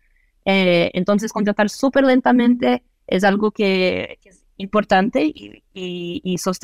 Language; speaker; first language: Spanish; non-native, fluent; Portuguese